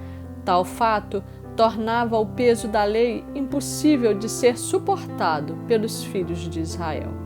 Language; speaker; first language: Portuguese; native; Portuguese